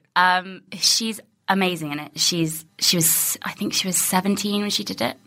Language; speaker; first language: English; native; English